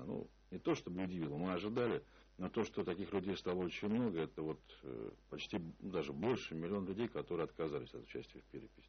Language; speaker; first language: Russian; native; Russian